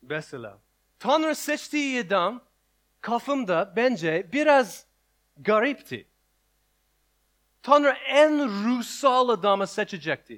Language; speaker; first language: Turkish; non-native, learner; English